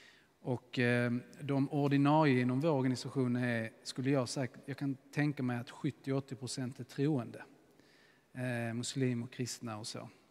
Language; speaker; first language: Swedish; native; Swedish